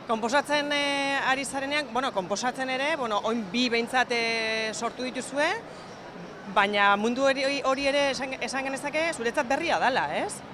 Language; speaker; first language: Basque; native; Basque